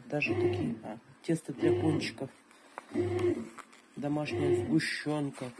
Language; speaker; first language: Russian; native; Russian